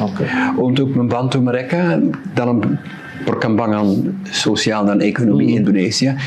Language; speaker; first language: Indonesian; non-native, fluent; Dutch